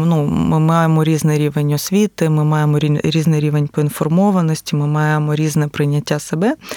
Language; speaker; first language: Ukrainian; native; Ukrainian